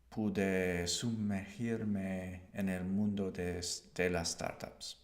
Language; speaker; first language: Spanish; non-native, learner; English